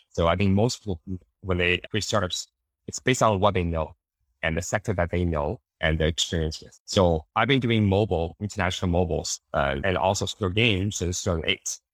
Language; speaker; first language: English; early bilingual, other home language; Chinese